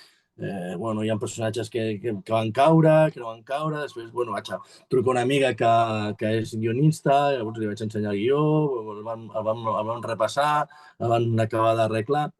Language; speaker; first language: Catalan; native; Catalan